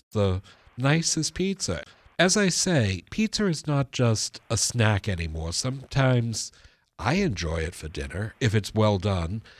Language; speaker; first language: English; early bilingual, other home language; Italian